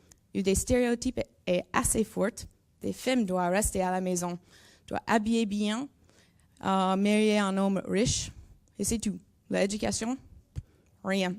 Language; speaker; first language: French; non-native, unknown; English